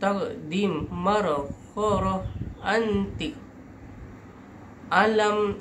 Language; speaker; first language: Arabic; non-native, learner; Malay